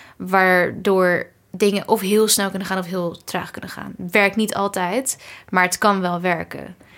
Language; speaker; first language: Dutch; early bilingual, other home language; Kurdish